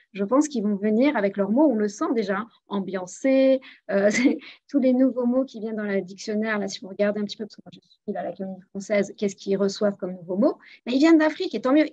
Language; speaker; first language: French; native; French